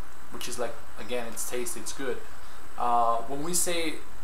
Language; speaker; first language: English; non-native, fluent; Spanish